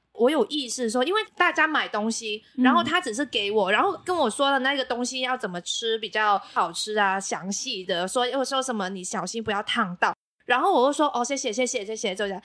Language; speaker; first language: Chinese; non-native, local second language; Cantonese